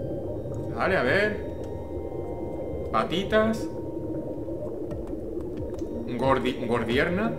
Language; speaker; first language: Spanish; native; Spanish